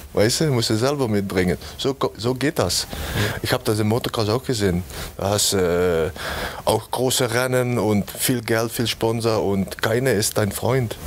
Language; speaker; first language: German; non-native, learner; Dutch